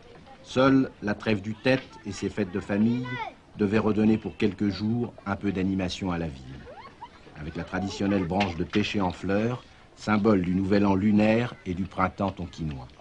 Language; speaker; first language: French; native; French